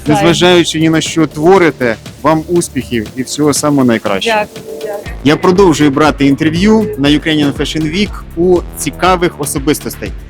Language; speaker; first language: Ukrainian; native; Ukrainian